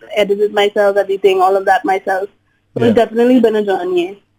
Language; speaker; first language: English; non-native, local second language; Hindi